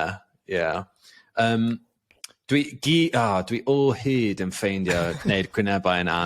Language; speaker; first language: Welsh; non-native, local second language; English